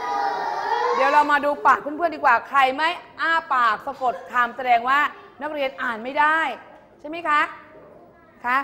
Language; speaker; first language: Thai; native; Thai